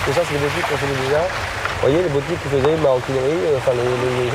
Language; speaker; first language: French; non-native, fluent; Chinese